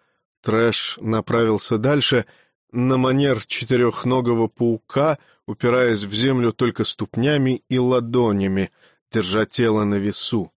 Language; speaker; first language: Russian; native; Russian